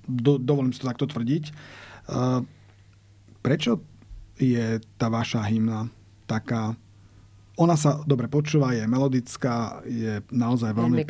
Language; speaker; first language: Slovak; native; Slovak